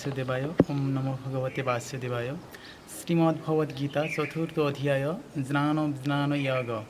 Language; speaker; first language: Hindi; non-native, learner; Bangla